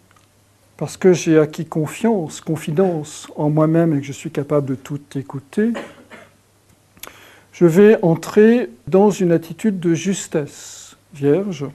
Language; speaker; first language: French; native; French